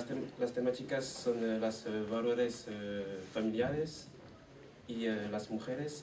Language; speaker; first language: Spanish; non-native, learner; French